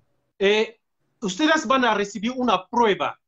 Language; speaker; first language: Spanish; non-native, fluent; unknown